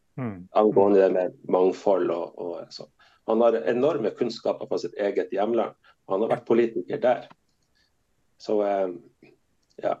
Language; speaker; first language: Norwegian; native; Norwegian